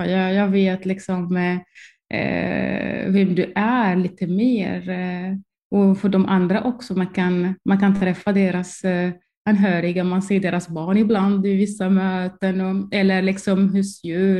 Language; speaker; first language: Swedish; non-native, fluent; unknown